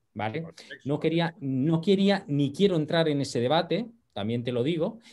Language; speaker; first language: Spanish; native; Spanish